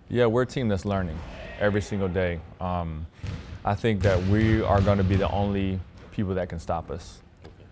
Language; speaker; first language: English; native; English